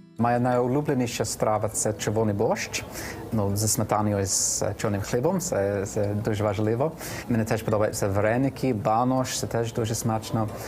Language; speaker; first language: Ukrainian; non-native, fluent; English